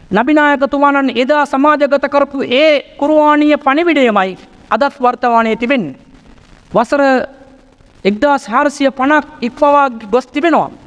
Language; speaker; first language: Sinhala; non-native, local second language; Tamil